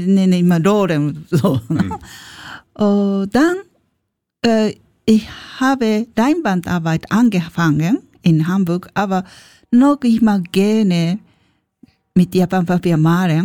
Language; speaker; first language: German; non-native, learner; Japanese